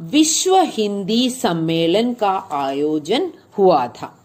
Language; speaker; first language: Hindi; non-native, local second language; Malayalam